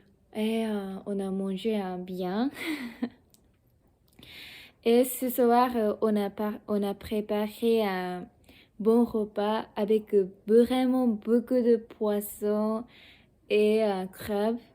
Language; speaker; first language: French; non-native, learner; Japanese